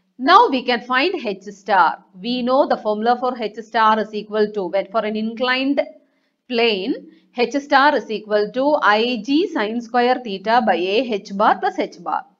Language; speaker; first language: English; non-native, local second language; Malayalam